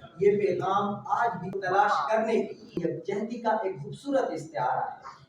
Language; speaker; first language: Urdu; non-native, local second language; Pashto